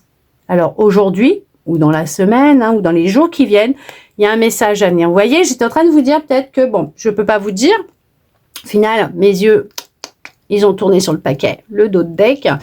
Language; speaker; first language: French; native; French